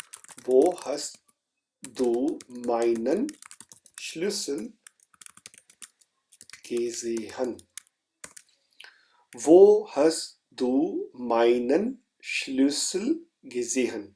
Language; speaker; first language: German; non-native, fluent; Urdu